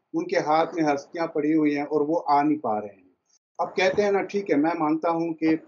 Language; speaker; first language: Hindi; early bilingual, heritage; Persian